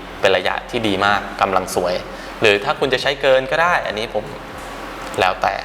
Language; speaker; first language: Thai; native; Thai